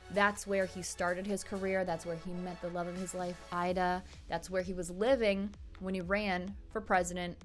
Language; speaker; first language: English; native; English